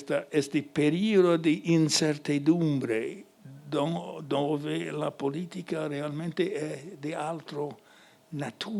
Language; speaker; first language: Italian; non-native, fluent; English